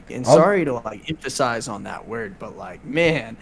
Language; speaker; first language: English; native; English